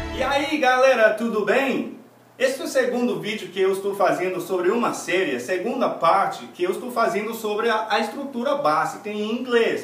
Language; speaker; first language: Portuguese; non-native, fluent; English